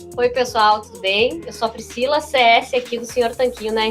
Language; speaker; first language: Portuguese; native; Portuguese